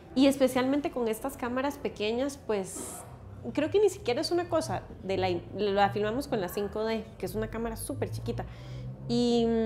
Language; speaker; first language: Spanish; native; Spanish